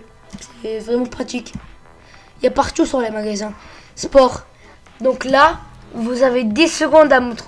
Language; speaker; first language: French; early bilingual, other home language; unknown